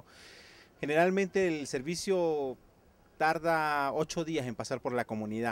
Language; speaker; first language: Spanish; native; Spanish